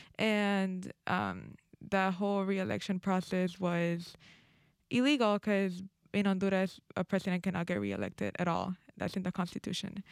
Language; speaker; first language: English; non-native, fluent; Spanish